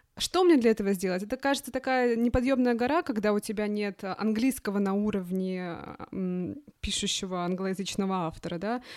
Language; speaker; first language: Russian; native; Russian